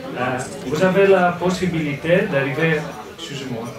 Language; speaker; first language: French; non-native, fluent; Greek